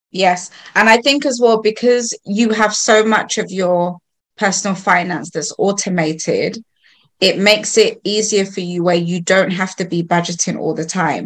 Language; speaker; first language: English; non-native, local second language; Krio